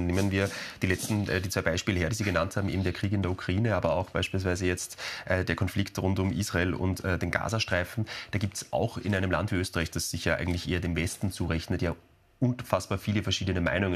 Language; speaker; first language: German; native; German